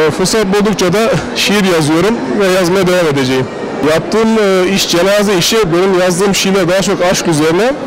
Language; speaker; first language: Turkish; early bilingual, heritage; Turkish